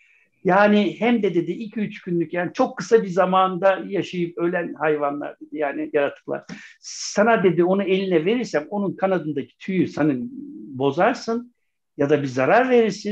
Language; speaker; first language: Turkish; native; Turkish